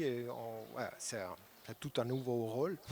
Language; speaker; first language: French; non-native, local second language; German